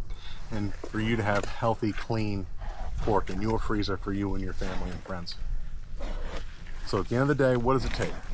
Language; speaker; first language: English; native; English